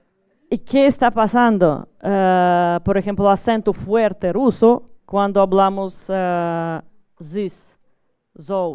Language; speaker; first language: Spanish; non-native, learner; Russian